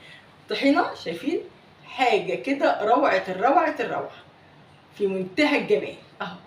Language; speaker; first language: Arabic; native; Arabic